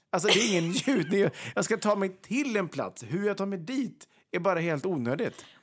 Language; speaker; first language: Swedish; native; Swedish